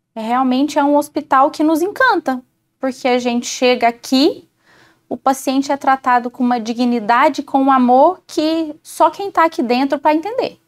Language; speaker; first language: Portuguese; native; Portuguese